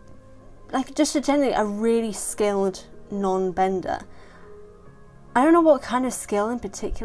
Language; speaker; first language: English; native; English